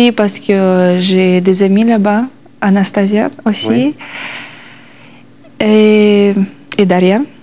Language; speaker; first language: French; non-native, learner; Russian